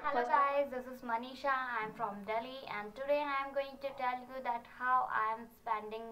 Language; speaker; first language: English; non-native, learner; Hindi